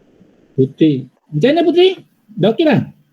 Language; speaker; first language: Malay; native; Malay